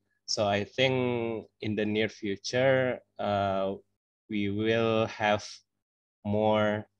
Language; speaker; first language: English; non-native, fluent; Indonesian